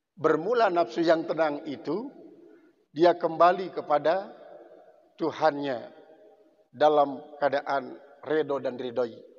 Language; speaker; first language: Indonesian; non-native, local second language; Sasak